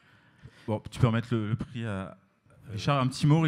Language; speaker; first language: French; native; French